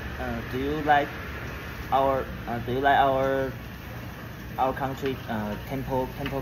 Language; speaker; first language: English; non-native, learner; Chinese